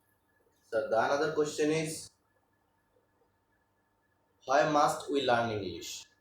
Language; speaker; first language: English; non-native, learner; Bangla